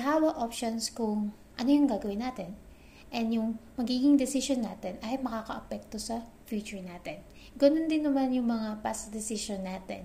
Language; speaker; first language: English; non-native, local second language; Filipino